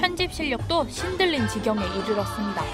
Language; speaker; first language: Korean; native; Korean